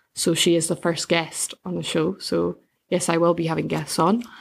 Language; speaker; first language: English; native; English